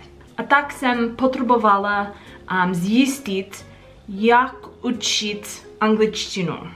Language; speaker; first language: Czech; non-native, learner; English